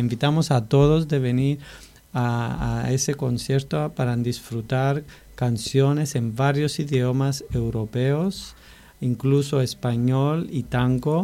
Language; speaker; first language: Spanish; non-native, fluent; Greek